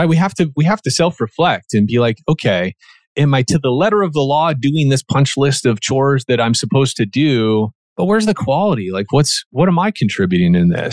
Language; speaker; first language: English; native; English